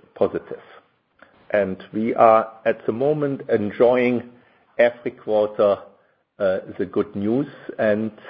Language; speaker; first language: English; non-native, fluent; German